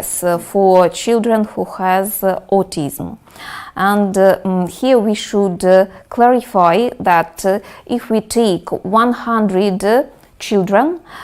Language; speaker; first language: English; non-native, fluent; Russian